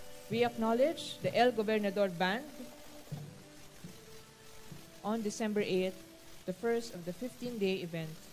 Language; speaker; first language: English; non-native, local second language; Filipino